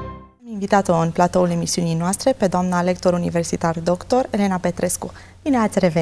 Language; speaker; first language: Romanian; native; Romanian